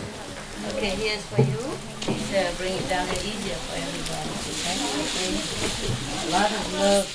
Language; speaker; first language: English; non-native, fluent; Vietnamese